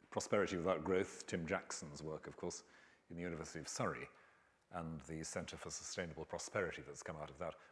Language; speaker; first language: English; native; English